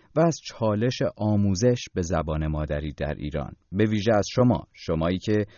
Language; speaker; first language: Persian; native; Persian